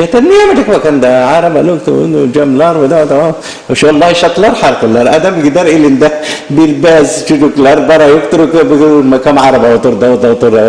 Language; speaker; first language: Turkish; non-native, learner; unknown